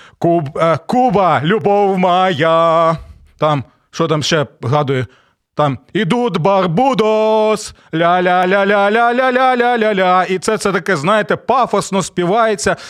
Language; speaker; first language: Ukrainian; non-native, local second language; Russian